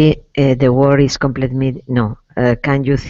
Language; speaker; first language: English; non-native, learner; Spanish